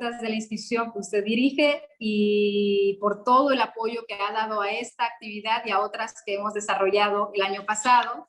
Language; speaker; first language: Spanish; non-native, fluent; Arabic